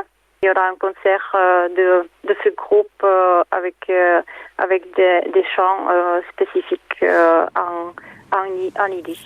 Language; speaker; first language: French; non-native, fluent; Czech